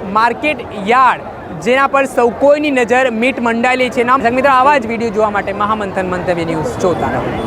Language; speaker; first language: Gujarati; native; Gujarati